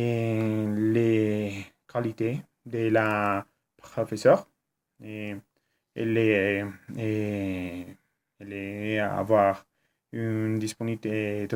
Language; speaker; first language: French; non-native, learner; Spanish